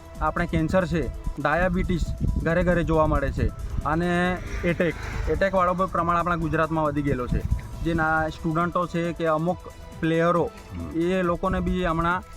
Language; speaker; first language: Gujarati; non-native, local second language; Bhili